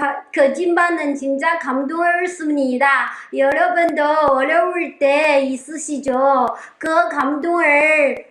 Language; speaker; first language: Korean; non-native, learner; Chinese